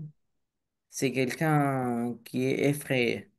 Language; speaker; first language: French; non-native, learner; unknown